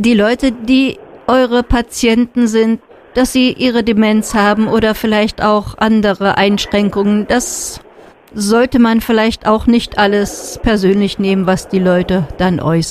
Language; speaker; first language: German; native; German